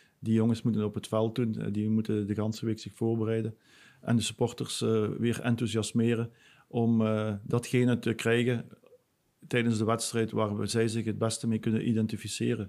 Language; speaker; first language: Dutch; native; Dutch